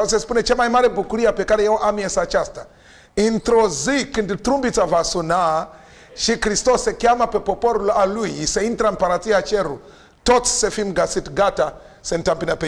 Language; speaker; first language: Romanian; non-native, learner; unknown